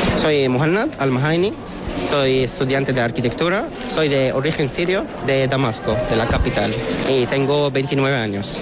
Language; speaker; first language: Spanish; non-native, fluent; Arabic